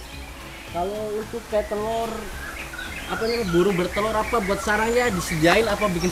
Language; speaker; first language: Indonesian; native; Indonesian